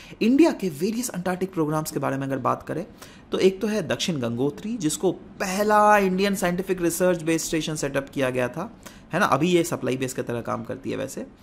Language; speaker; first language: Hindi; non-native, local second language; Assamese